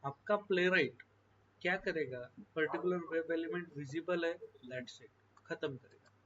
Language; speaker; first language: Hindi; non-native, local second language; Marathi